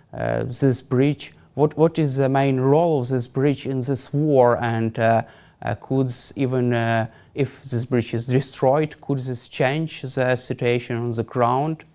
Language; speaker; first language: English; non-native, fluent; Ukrainian